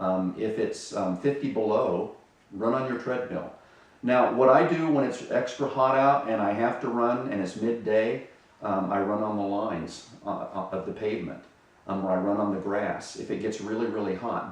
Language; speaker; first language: English; native; English